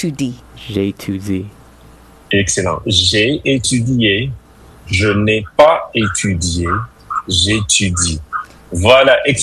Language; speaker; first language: French; non-native, fluent; English